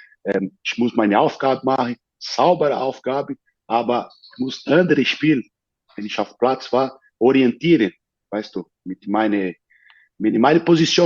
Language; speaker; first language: German; non-native, fluent; Portuguese